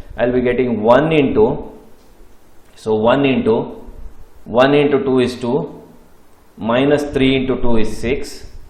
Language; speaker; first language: English; non-native, local second language; Kannada